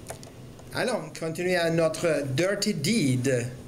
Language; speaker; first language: French; non-native, fluent; Turkish